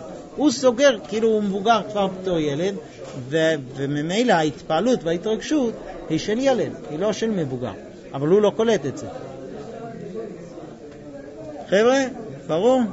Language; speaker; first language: Hebrew; native; Hebrew